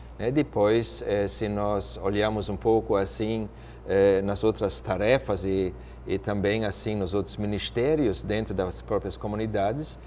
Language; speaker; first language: Portuguese; non-native, fluent; German